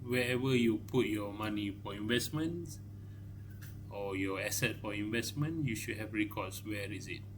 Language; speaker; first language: English; non-native, local second language; Malay